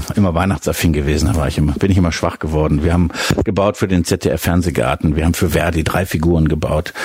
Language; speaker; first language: German; native; German